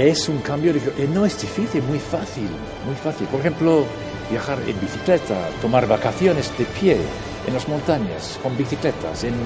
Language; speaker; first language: Spanish; non-native, fluent; English